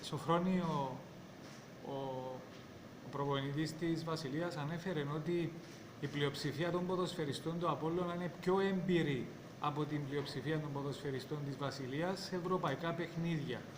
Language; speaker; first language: Greek; native; Greek